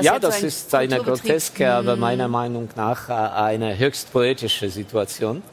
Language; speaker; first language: German; non-native, fluent; Ukrainian